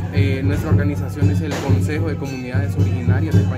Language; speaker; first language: Spanish; native; Spanish